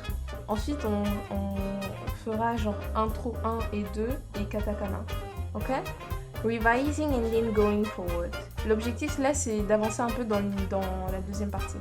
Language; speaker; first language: French; native; French